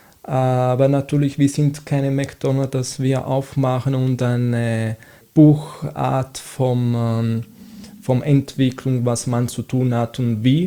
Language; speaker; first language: German; non-native, fluent; Italian